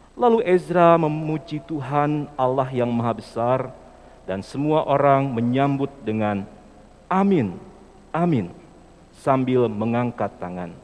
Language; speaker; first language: Indonesian; native; Indonesian